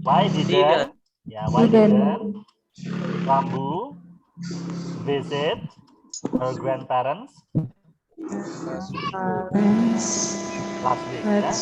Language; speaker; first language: English; non-native, fluent; Indonesian